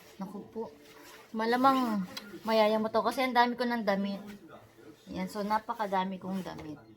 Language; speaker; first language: Filipino; native; Filipino